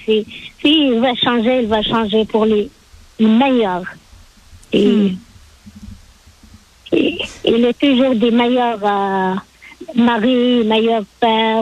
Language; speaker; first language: French; non-native, learner; Arabic